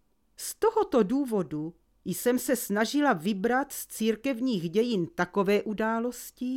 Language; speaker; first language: Czech; native; Czech